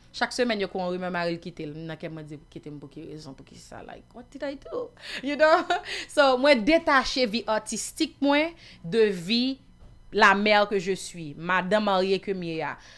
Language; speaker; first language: Haitian Creole; native; Haitian Creole